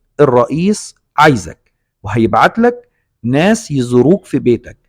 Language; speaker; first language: Arabic; native; Arabic